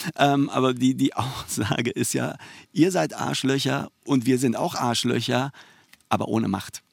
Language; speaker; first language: German; early bilingual, other home language; Persian